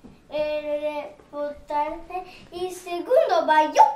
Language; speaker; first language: Spanish; non-native, learner; English